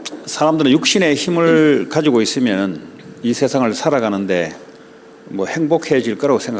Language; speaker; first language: Korean; native; Korean